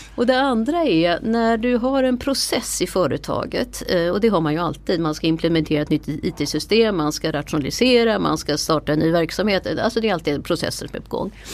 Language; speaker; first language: Swedish; native; Swedish